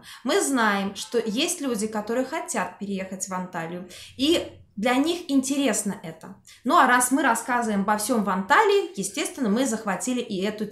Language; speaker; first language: Russian; native; Russian